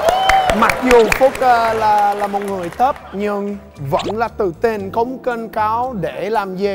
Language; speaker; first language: Vietnamese; non-native, fluent; English